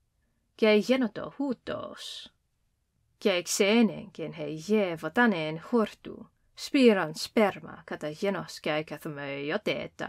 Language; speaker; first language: Greek; non-native, fluent; English